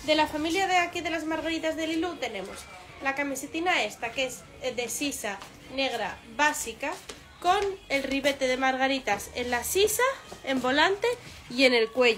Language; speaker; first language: Spanish; native; Spanish